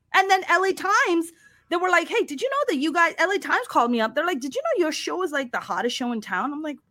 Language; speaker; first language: English; non-native, local second language; Urdu